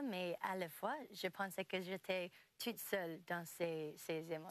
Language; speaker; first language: French; non-native, local second language; English